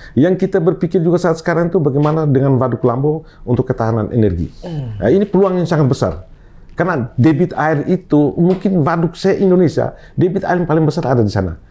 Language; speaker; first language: Indonesian; non-native, local second language; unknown